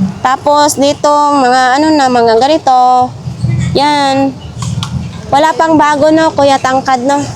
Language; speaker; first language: Filipino; non-native, local second language; Masbatenyo